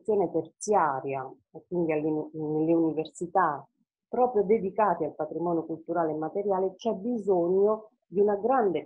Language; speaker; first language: Italian; native; Italian